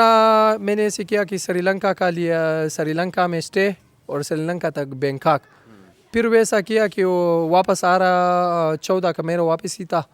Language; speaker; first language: Hindi; non-native, local second language; Pashto